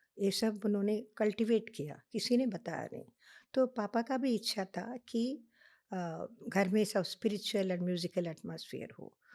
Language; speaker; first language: Hindi; non-native, local second language; Telugu